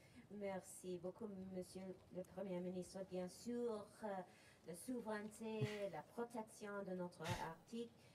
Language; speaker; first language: French; non-native, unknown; English